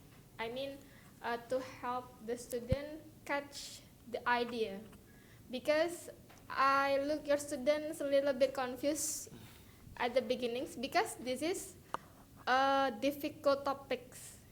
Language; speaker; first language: English; non-native, local second language; Indonesian